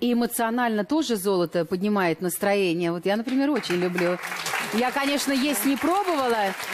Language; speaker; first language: Russian; native; Russian